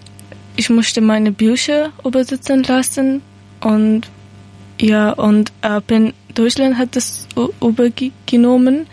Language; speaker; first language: German; non-native, learner; Persian